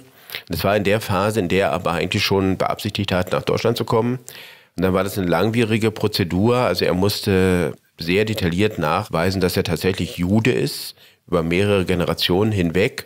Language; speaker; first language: German; native; German